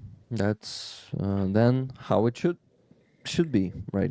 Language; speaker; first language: English; non-native, fluent; Ukrainian